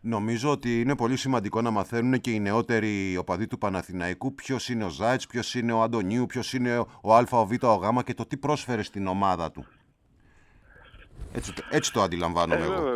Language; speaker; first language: Greek; native; Greek